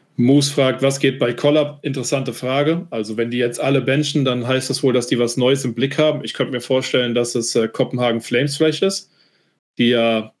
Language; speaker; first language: German; native; German